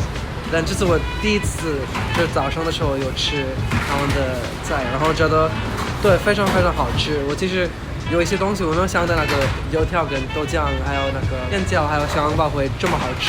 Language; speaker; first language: Chinese; early bilingual, other home language; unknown